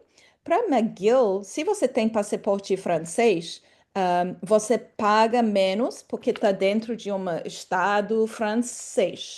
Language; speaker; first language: Portuguese; non-native, fluent; English